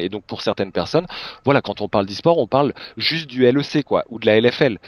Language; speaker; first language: French; native; French